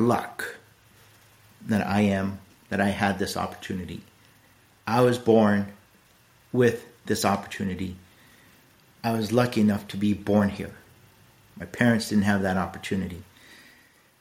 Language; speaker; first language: English; native; English